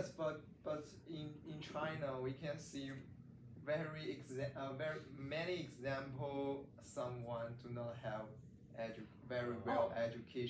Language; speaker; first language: English; non-native, learner; Chinese